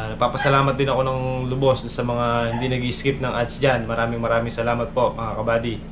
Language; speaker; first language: Filipino; non-native, local second language; Pampanga